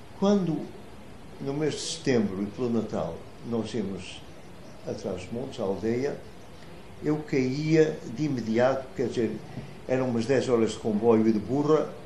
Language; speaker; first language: Portuguese; native; Portuguese